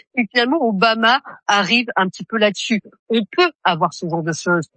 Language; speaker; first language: French; native; French